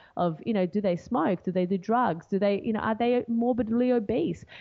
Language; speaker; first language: English; non-native, fluent; Portuguese